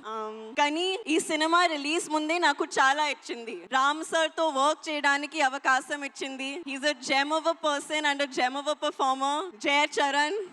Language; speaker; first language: Telugu; non-native, learner; Hindi